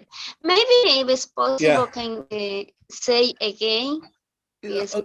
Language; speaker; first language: English; non-native, learner; Spanish